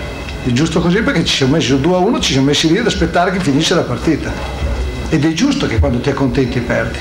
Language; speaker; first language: Italian; native; Italian